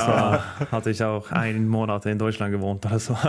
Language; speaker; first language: German; non-native, fluent; Norwegian